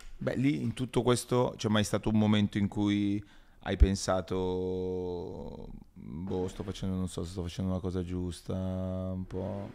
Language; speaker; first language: Italian; native; Italian